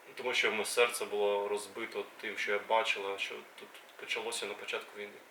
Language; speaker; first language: Ukrainian; native; Ukrainian